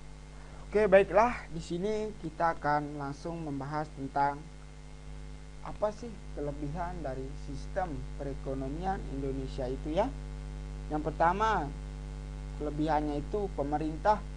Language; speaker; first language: Indonesian; native; Indonesian